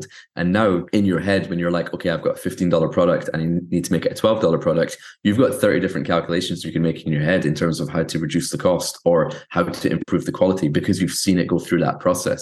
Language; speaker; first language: English; native; English